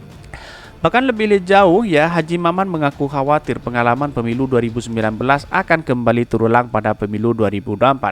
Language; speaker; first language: Indonesian; native; Indonesian